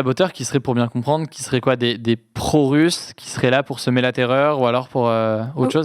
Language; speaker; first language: French; native; French